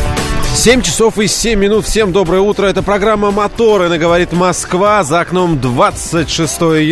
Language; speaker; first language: Russian; native; Russian